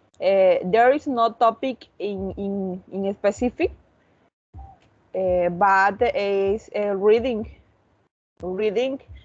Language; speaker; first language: English; non-native, learner; Spanish